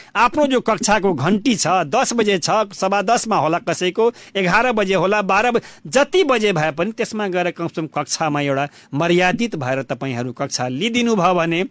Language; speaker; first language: Nepali; non-native, local second language; Bhojpuri